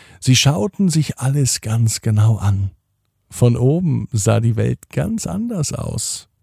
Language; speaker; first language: German; native; German